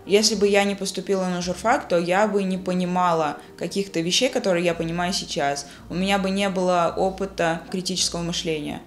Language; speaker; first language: Russian; native; Russian